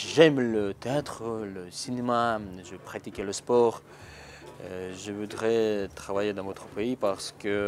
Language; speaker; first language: French; non-native, learner; Russian